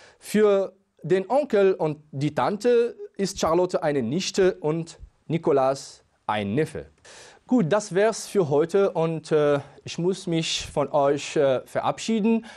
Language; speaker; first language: German; non-native, fluent; Arabic